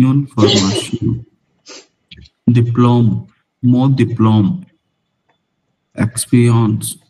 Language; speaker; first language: French; non-native, learner; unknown